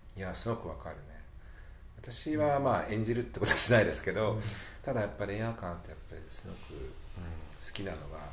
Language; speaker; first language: Japanese; native; Japanese